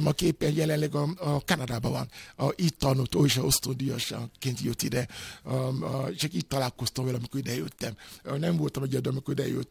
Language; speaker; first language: Hungarian; non-native, fluent; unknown